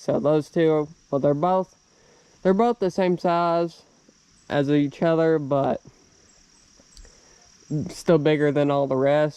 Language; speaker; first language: English; native; English